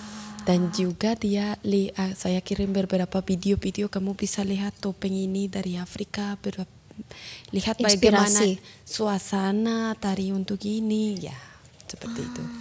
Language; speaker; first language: Indonesian; non-native, learner; Spanish